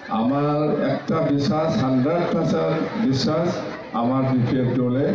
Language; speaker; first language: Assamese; non-native, local second language; Bangla